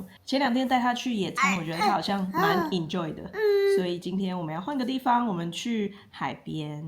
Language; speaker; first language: Chinese; non-native, fluent; Serbian